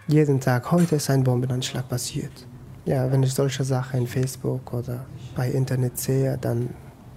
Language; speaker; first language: German; non-native, fluent; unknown